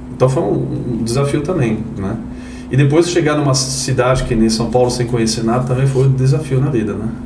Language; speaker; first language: Portuguese; non-native, fluent; French